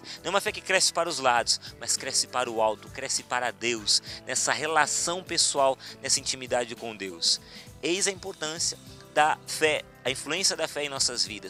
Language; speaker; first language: Portuguese; native; Portuguese